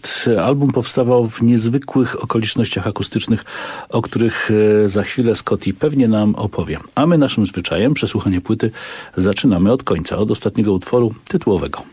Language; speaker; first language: Polish; native; Polish